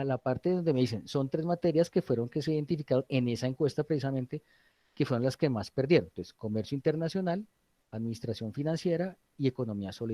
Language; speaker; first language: Spanish; native; Spanish